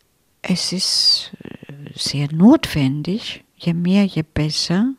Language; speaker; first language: German; non-native, fluent; Italian